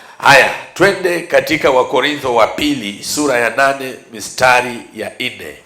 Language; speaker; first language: Swahili; non-native, local second language; Luyia